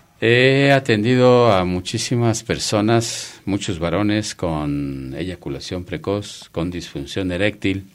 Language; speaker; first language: Spanish; native; Spanish